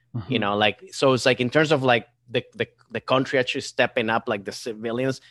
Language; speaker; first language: English; early bilingual, other home language; Spanish